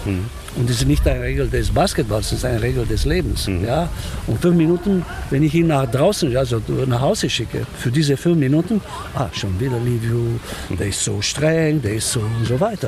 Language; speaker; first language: German; non-native, fluent; Romanian